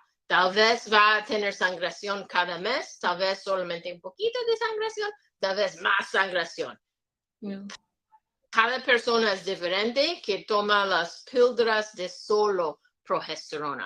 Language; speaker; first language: Spanish; non-native, learner; English